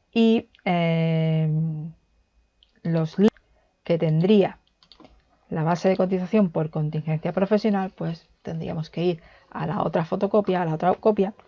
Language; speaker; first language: Spanish; native; Spanish